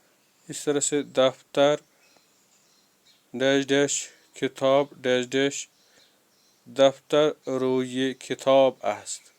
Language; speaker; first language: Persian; non-native, fluent; Urdu